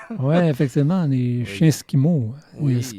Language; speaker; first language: French; native; French